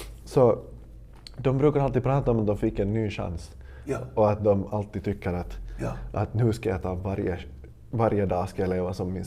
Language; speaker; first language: Swedish; native; Swedish